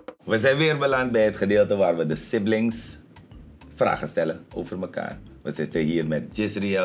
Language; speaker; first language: Dutch; native; Dutch